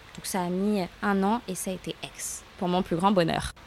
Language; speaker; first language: French; native; French